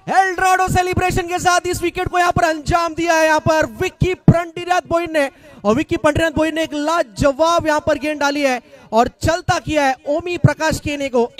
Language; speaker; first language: Hindi; non-native, local second language; Marathi